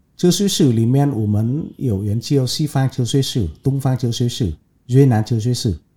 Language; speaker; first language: Chinese; non-native, fluent; Vietnamese